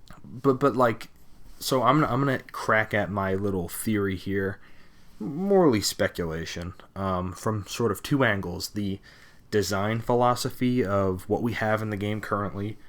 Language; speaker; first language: English; native; English